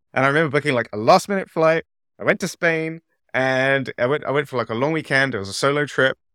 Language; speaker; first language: English; native; English